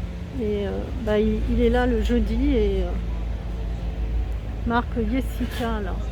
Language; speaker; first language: French; native; French